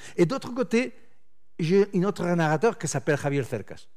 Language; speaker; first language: French; non-native, fluent; Spanish